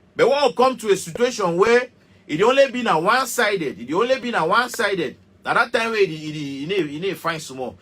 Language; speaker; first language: Nigerian Pidgin; native; Nigerian Pidgin